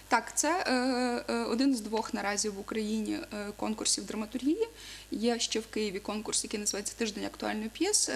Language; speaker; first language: Ukrainian; native; Ukrainian